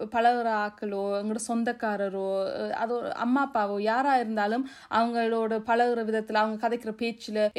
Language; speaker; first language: Tamil; early bilingual, heritage; Tamil